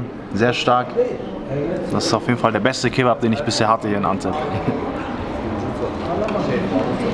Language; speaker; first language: German; native; German